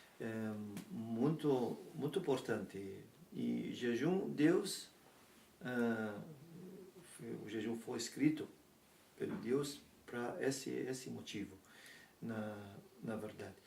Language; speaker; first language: Portuguese; non-native, learner; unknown